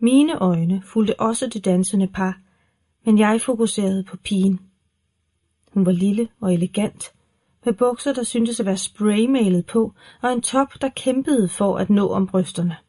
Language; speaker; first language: Danish; native; Danish